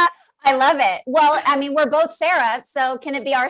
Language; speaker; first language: English; native; English